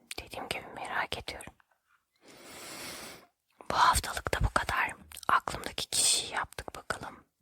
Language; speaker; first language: Turkish; native; Turkish